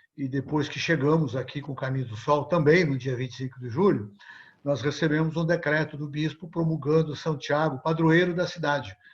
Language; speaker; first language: Portuguese; native; Portuguese